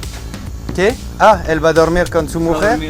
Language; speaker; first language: Spanish; non-native, learner; French